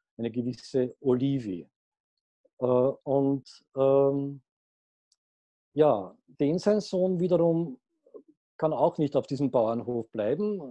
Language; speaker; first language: German; native; German